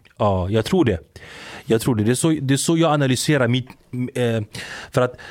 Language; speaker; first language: Swedish; early bilingual, other home language; Arabic